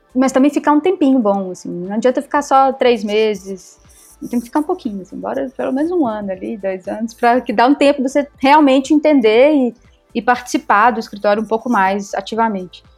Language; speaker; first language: Portuguese; native; Portuguese